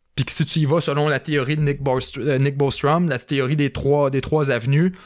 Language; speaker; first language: French; native; French